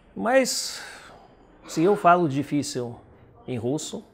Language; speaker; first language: Portuguese; non-native, fluent; Russian